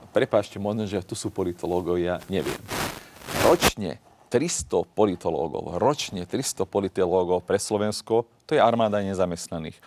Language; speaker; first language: Slovak; non-native, local second language; Hungarian